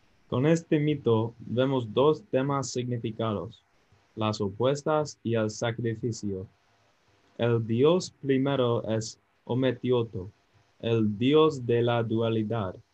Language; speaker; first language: Spanish; non-native, learner; English